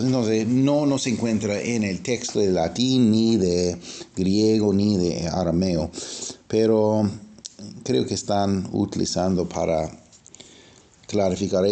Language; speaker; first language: Spanish; non-native, fluent; English